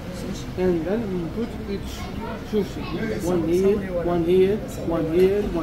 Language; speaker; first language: English; non-native, learner; Arabic